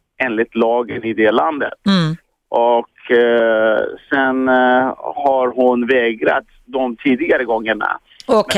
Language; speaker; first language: Swedish; early bilingual, other home language; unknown